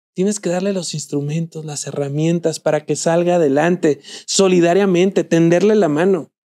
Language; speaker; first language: Spanish; native; Spanish